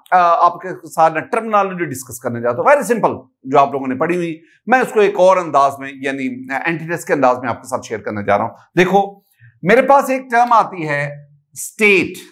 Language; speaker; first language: Urdu; non-native, local second language; Punjabi